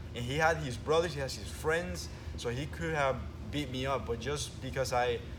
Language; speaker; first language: English; early bilingual, other home language; Spanish